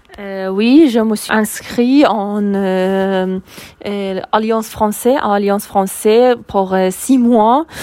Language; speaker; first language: French; non-native, learner; Persian